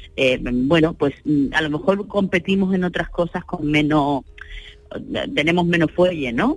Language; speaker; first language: Spanish; native; Spanish